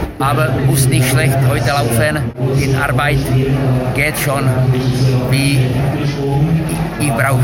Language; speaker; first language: German; non-native, learner; Czech